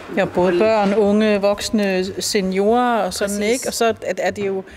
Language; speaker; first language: Danish; native; Danish